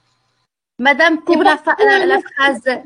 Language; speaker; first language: French; non-native, local second language; Arabic